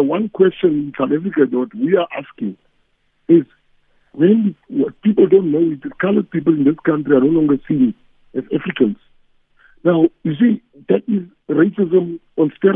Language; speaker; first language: English; non-native, local second language; Afrikaans